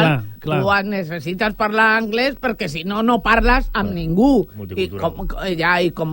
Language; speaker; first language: Catalan; non-native, local second language; Spanish